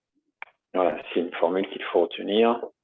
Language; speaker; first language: French; native; French